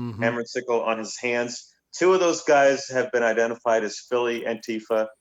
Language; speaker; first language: English; native; English